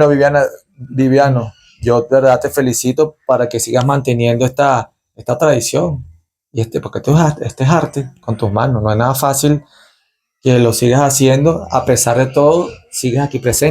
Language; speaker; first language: Spanish; native; Spanish